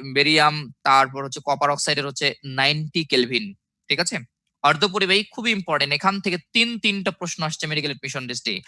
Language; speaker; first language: Bangla; native; Bangla